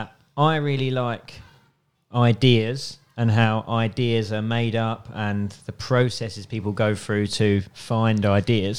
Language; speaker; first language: English; native; English